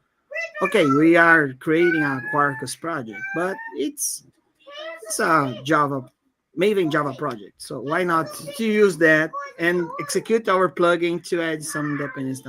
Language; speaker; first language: English; non-native, fluent; Portuguese